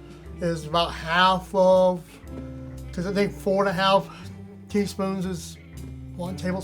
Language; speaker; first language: English; native; English